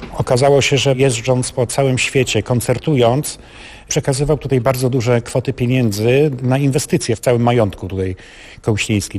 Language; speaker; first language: Polish; native; Polish